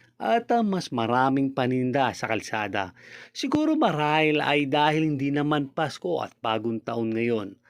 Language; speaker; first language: Filipino; native; Filipino